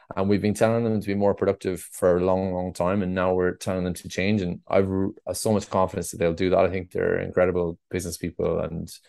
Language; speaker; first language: English; native; English